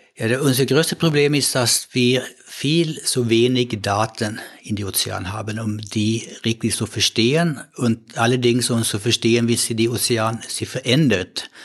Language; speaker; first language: German; non-native, fluent; Swedish